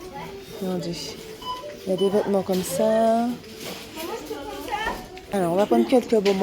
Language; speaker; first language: French; native; French